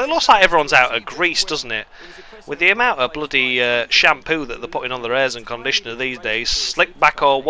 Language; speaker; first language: English; native; English